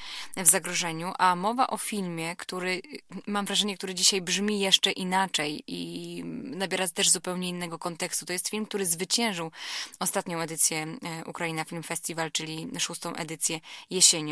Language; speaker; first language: Polish; native; Polish